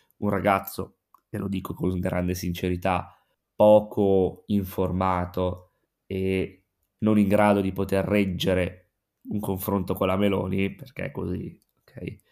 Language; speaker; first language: Italian; native; Italian